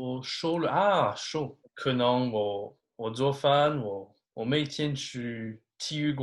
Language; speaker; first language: Chinese; non-native, learner; French